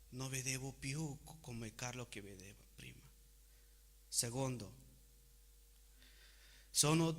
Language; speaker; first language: Italian; non-native, fluent; Spanish